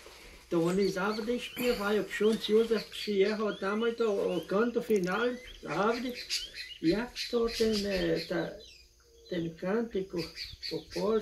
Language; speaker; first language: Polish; early bilingual, heritage; Polish